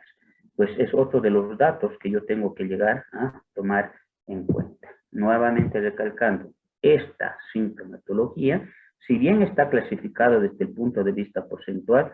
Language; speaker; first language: Spanish; native; Spanish